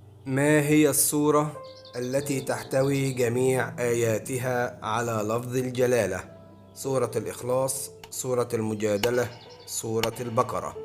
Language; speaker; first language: Arabic; native; Arabic